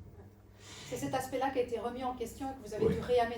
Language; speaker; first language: French; native; French